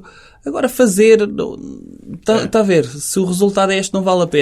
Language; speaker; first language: Portuguese; native; Portuguese